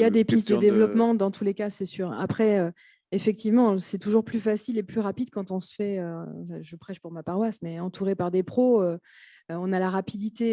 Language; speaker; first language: French; native; French